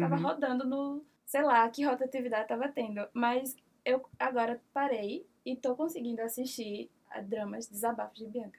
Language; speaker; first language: Portuguese; native; Portuguese